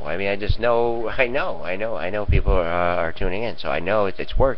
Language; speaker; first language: English; native; English